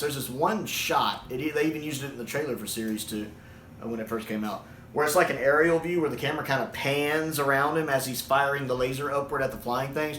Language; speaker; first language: English; native; English